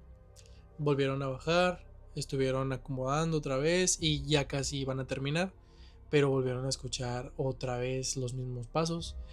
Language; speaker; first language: Spanish; native; Spanish